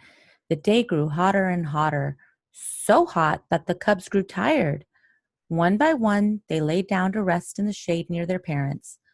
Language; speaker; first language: English; native; English